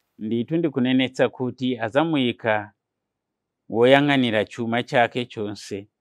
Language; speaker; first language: Nyanja; non-native, fluent; Nyankole